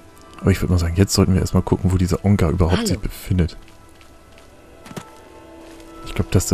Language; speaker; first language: German; native; German